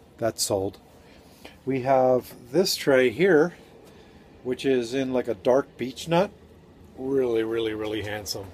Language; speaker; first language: English; native; English